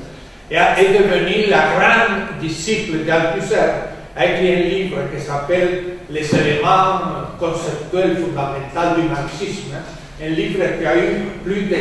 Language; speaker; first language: French; non-native, fluent; Spanish